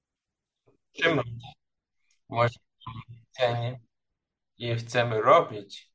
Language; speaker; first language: Polish; non-native, learner; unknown